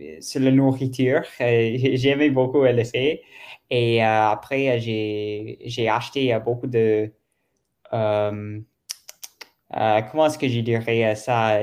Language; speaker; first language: French; non-native, learner; German